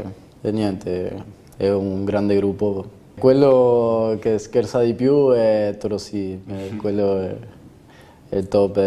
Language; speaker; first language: Italian; non-native, fluent; Spanish